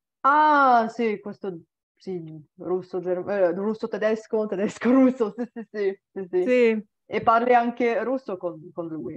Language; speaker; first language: Italian; non-native, learner; Bulgarian